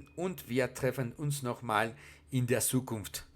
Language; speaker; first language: German; non-native, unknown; Spanish